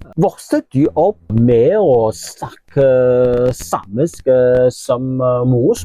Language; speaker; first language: Norwegian; non-native, learner; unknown